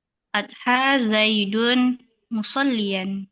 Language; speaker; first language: Arabic; non-native, learner; Indonesian